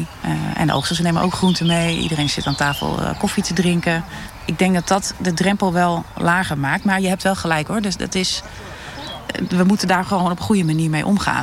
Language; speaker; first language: Dutch; native; Dutch